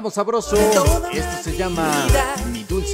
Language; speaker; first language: Spanish; native; Spanish